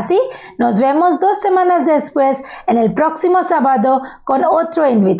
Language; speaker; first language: Spanish; non-native, learner; Bangla